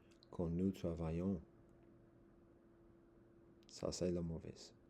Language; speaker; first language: French; non-native, learner; English